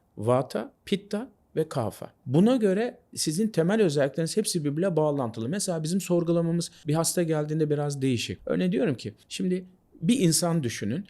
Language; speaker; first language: Turkish; native; Turkish